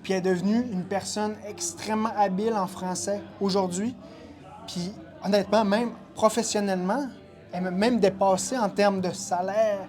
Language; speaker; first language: French; native; French